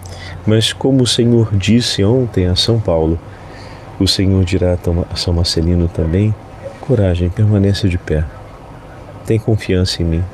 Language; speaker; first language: Portuguese; native; Portuguese